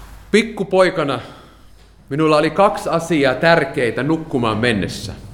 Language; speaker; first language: Finnish; non-native, fluent; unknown